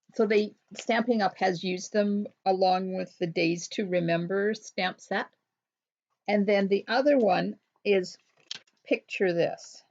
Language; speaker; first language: English; native; English